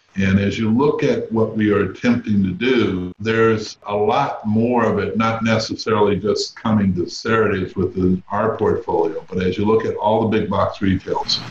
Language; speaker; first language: English; native; English